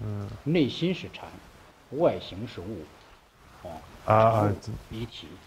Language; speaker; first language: Chinese; native; Chinese